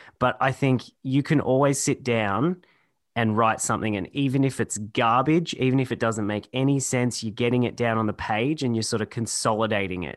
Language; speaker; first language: English; native; English